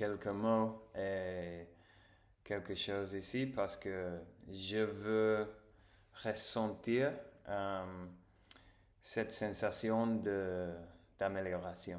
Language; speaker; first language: French; non-native, learner; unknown